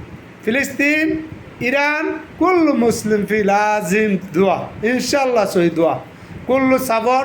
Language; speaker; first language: Arabic; non-native, learner; Bangla